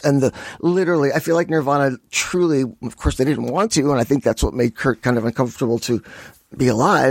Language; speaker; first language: English; native; English